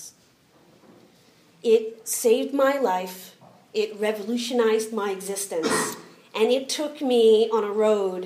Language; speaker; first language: English; native; English